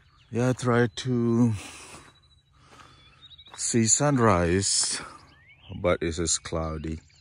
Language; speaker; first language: English; non-native, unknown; Indonesian